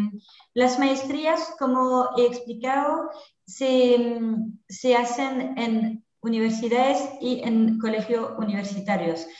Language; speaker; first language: Spanish; non-native, fluent; French